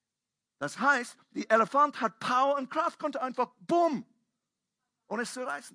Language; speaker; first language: German; non-native, fluent; English